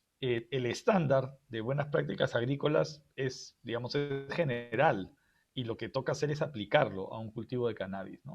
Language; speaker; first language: Spanish; native; Spanish